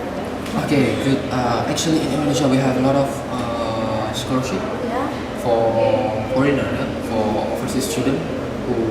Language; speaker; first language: English; non-native, fluent; Indonesian